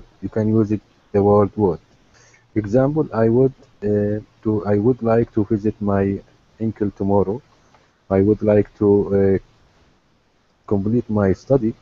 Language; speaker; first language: English; non-native, learner; Arabic